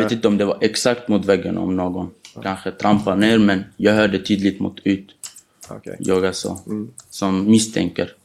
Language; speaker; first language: Swedish; non-native, fluent; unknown